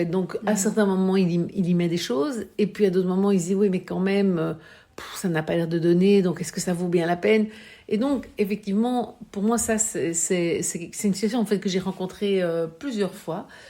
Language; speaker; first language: French; native; French